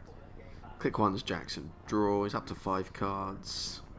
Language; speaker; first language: English; native; English